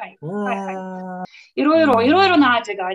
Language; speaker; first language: Japanese; non-native, fluent; Russian